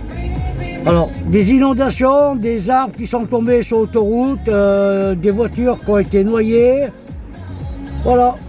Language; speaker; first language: French; native; French